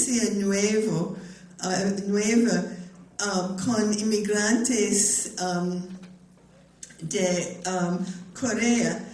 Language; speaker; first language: Spanish; non-native, learner; English